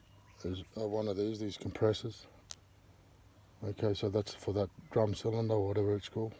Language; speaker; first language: English; native; English